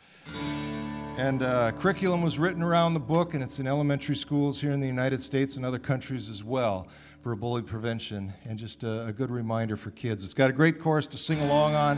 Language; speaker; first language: English; native; English